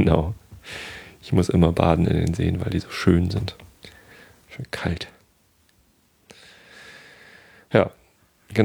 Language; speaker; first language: German; native; German